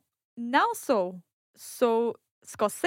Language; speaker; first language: Portuguese; non-native, learner; English